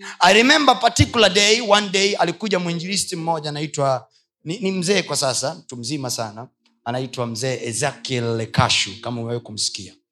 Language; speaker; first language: Swahili; native; Swahili